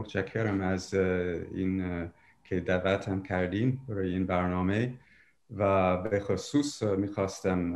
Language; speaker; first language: Persian; non-native, fluent; English